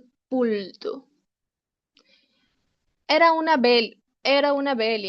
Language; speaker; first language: Spanish; native; Spanish